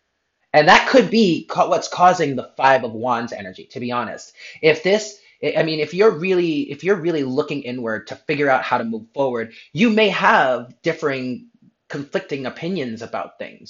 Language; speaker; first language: English; native; English